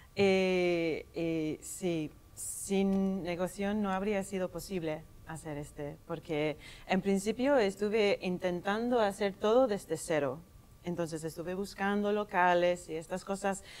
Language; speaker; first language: Spanish; non-native, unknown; English